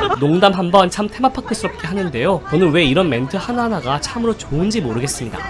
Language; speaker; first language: Korean; native; Korean